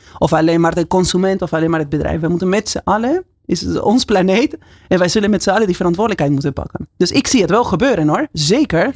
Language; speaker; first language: Dutch; non-native, fluent; Spanish